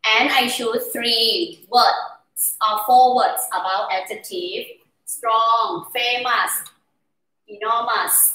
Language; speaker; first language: English; non-native, learner; Thai